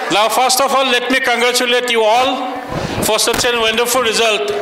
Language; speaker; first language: English; non-native, local second language; Assamese